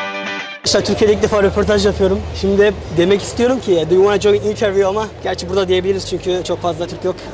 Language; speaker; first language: Turkish; native; Turkish